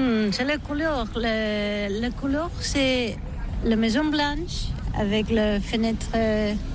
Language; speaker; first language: French; non-native, learner; Catalan